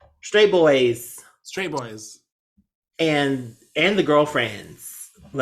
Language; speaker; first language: English; native; English